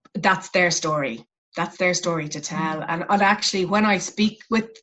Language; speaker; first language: English; native; English